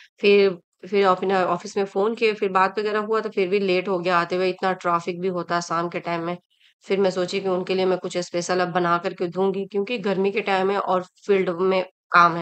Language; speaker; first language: Hindi; native; Hindi